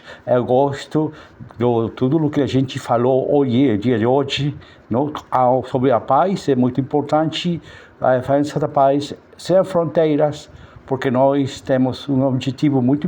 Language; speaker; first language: Portuguese; non-native, learner; Spanish